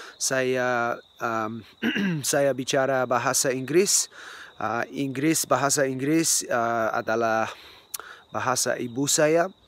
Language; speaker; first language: Indonesian; non-native, learner; English